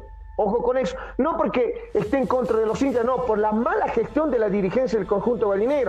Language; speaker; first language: Spanish; native; Spanish